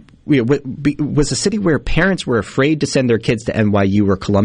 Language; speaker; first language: English; native; English